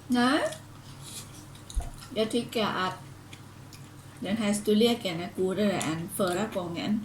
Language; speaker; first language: Swedish; non-native, fluent; Thai